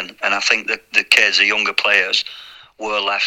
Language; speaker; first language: English; native; English